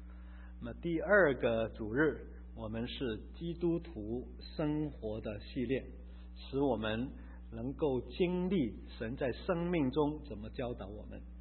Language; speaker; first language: Chinese; native; Chinese